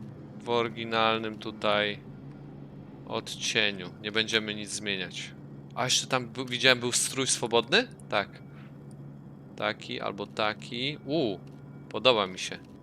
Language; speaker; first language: Polish; native; Polish